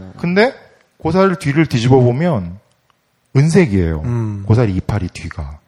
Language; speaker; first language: Korean; native; Korean